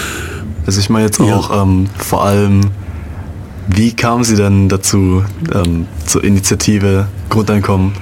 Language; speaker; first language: German; native; German